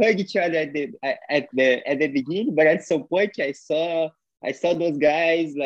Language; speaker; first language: English; non-native, fluent; Portuguese